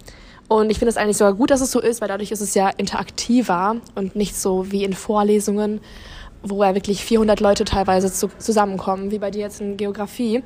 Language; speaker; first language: German; native; German